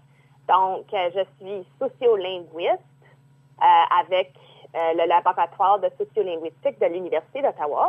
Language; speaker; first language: French; native; French